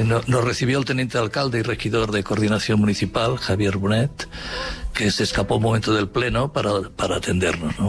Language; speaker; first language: Spanish; native; Spanish